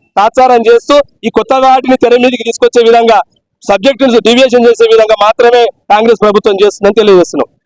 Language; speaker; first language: Telugu; native; Telugu